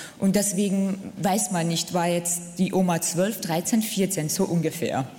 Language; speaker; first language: German; non-native, fluent; Central Kurdish